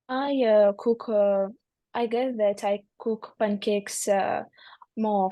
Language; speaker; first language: English; non-native, learner; Russian